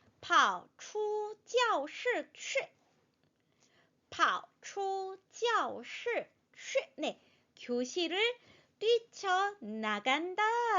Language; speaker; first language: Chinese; non-native, fluent; Korean